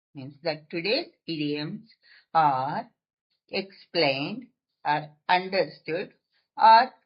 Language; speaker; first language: English; non-native, local second language; Telugu